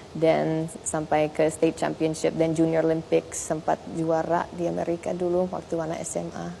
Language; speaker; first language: Indonesian; non-native, fluent; English